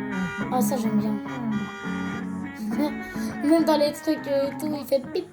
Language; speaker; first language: French; native; French